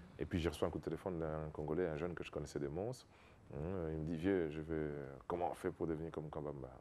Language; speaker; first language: French; non-native, local second language; Lingala